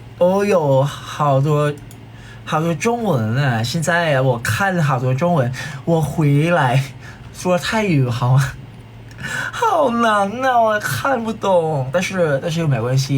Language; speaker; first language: Chinese; non-native, learner; Thai